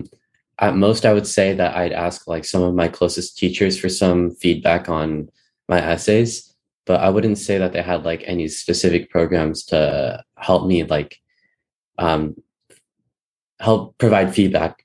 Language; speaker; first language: English; native; English